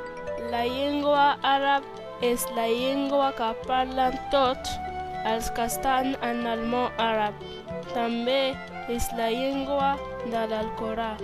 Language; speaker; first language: Catalan; non-native, learner; Berber languages